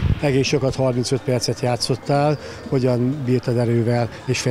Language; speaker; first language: Hungarian; native; Hungarian